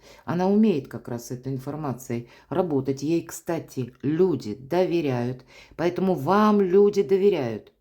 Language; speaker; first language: Russian; native; Russian